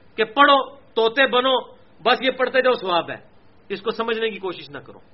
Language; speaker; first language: Urdu; non-native, local second language; Punjabi